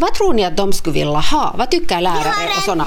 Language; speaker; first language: Swedish; native; Swedish